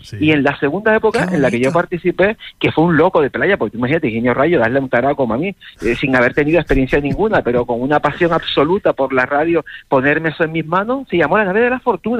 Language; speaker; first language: Spanish; native; Spanish